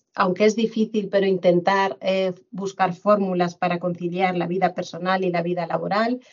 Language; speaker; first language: Spanish; native; Spanish